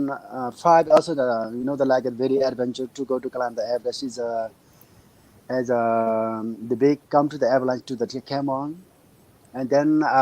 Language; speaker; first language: English; non-native, learner; Nepali